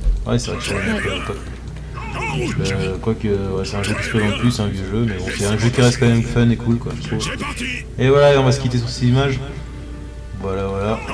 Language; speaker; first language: French; native; French